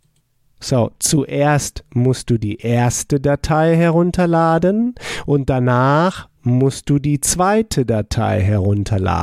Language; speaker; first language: German; non-native, fluent; English